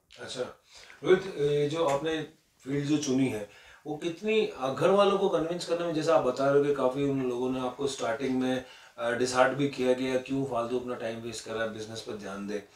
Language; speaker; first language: Hindi; native; Hindi